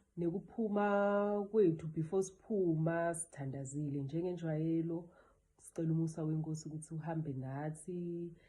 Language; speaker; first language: Zulu; non-native, local second language; Swati